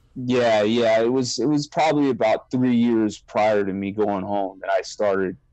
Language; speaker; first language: English; native; English